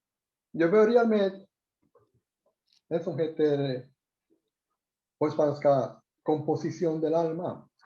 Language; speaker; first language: Swedish; non-native, fluent; Spanish